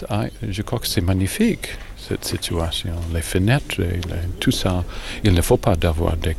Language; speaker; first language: French; non-native, learner; English